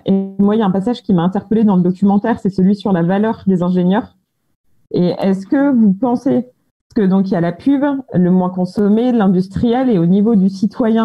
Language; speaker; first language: French; native; French